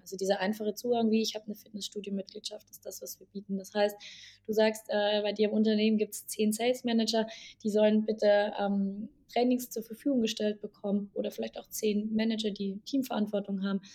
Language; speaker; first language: German; native; German